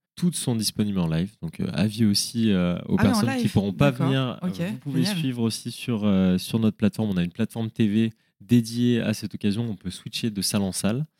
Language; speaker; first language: French; native; French